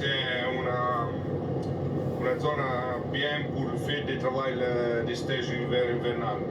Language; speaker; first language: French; non-native, learner; Italian